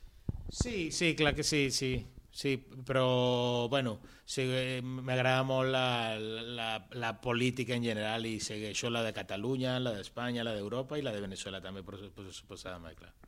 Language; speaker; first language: Catalan; non-native, fluent; Spanish